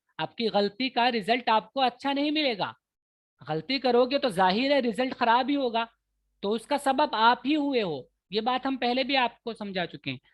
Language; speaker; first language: Urdu; native; Urdu